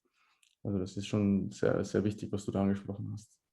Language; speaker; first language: German; early bilingual, other home language; Bosnian